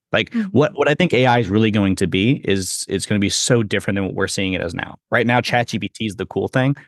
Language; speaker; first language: English; native; English